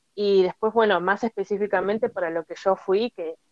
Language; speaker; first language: Spanish; native; Spanish